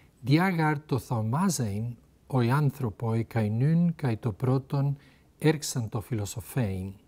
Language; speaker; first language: Greek; non-native, fluent; Spanish